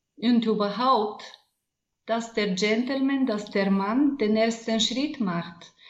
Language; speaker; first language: German; non-native, fluent; Bulgarian